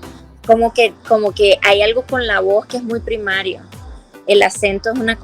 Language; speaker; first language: Spanish; native; Spanish